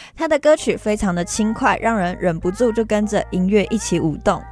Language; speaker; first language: Chinese; early bilingual, other home language; Filipino